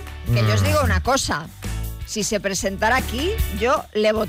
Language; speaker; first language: Spanish; native; Spanish